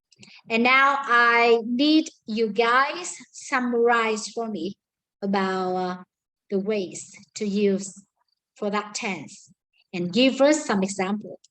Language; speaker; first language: English; non-native, learner; Vietnamese